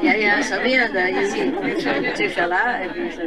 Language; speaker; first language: French; non-native, learner; Vietnamese